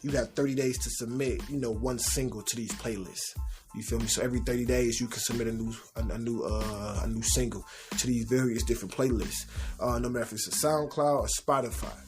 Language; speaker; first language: English; native; English